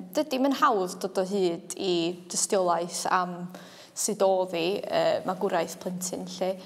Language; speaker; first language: Welsh; native; Welsh